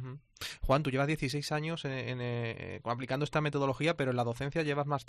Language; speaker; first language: Spanish; native; Spanish